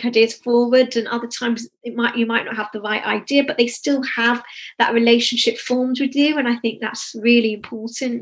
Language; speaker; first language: English; native; English